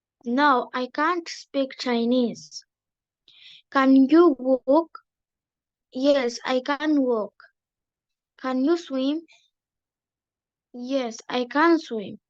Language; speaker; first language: English; non-native, learner; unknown